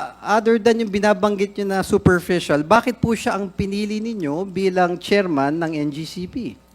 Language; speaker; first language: Filipino; native; Filipino